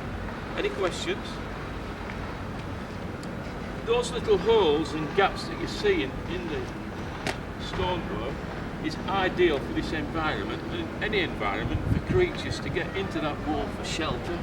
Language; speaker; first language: English; native; English